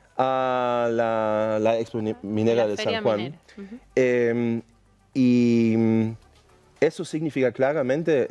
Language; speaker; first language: Spanish; non-native, fluent; German